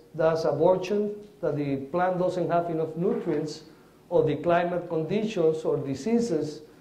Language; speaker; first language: English; non-native, fluent; Spanish